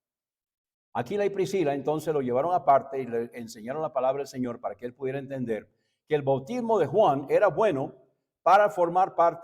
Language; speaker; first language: Spanish; native; Spanish